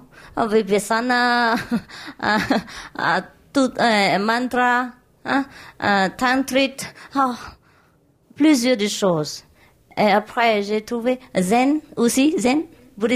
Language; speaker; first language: French; non-native, learner; Vietnamese